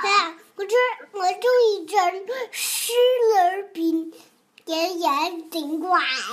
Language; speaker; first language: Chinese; early bilingual, heritage; Cantonese